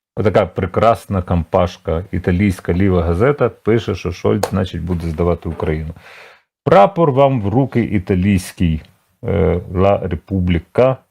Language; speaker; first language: Ukrainian; native; Ukrainian